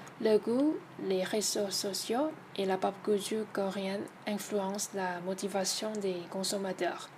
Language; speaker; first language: French; non-native, learner; Thai